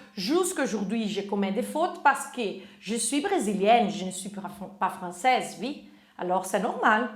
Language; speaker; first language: French; non-native, fluent; Portuguese